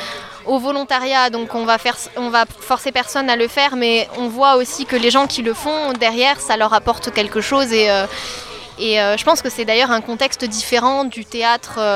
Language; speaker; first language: French; native; French